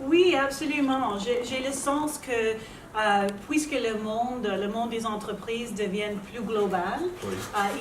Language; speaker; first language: French; non-native, local second language; English